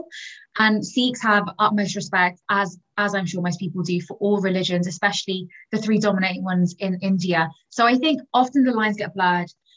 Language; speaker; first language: English; native; English